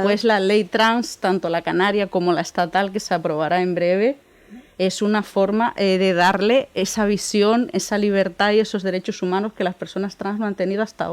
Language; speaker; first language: Spanish; native; Spanish